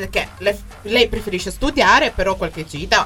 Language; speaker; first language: Italian; native; Italian